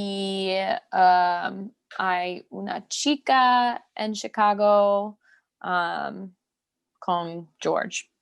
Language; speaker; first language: Spanish; non-native, learner; English